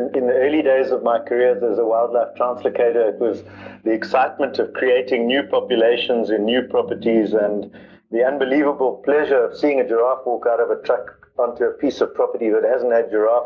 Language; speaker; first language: English; native; English